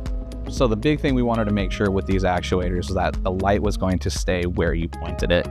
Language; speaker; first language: English; native; English